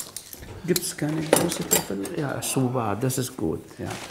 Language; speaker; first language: German; non-native, fluent; Arabic